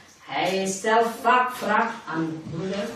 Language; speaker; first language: Dutch; non-native, learner; Indonesian